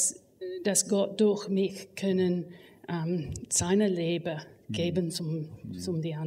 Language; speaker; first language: German; non-native, learner; English